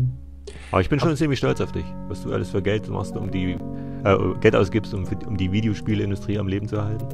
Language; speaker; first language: German; native; German